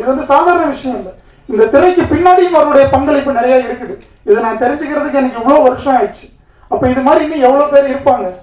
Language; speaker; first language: Tamil; native; Tamil